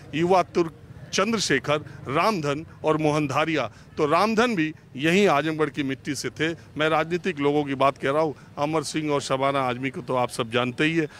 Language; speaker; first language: Hindi; native; Hindi